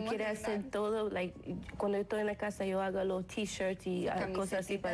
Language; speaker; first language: Spanish; early bilingual, heritage; English